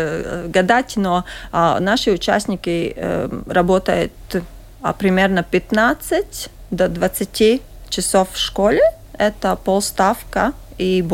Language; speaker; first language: Russian; non-native, local second language; Latvian